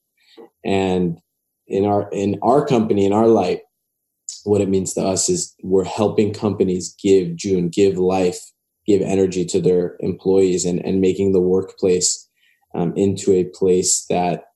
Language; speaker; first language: English; native; English